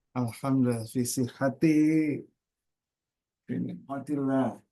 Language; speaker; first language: Arabic; non-native, learner; Indonesian